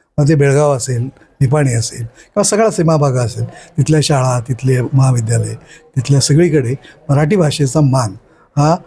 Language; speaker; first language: Marathi; native; Marathi